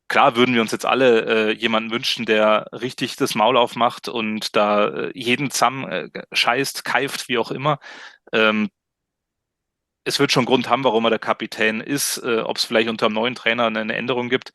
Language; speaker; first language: German; native; German